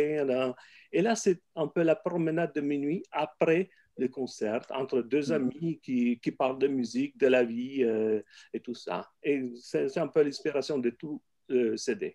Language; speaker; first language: French; non-native, fluent; Italian